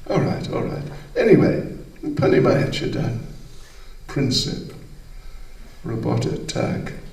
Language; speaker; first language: Russian; non-native, learner; English